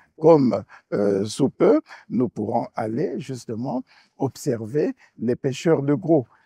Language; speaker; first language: French; native; French